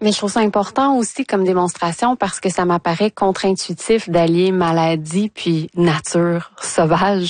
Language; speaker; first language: French; native; French